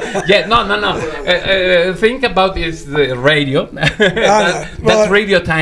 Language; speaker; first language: English; non-native, learner; Spanish